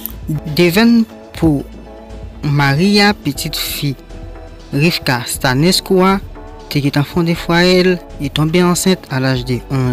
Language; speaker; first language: French; non-native, learner; Haitian Creole